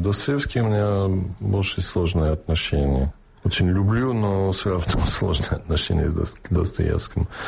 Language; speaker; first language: Russian; non-native, fluent; English